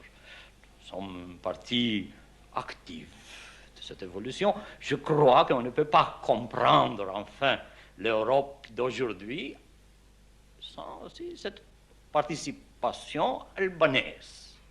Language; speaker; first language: French; non-native, fluent; Albanian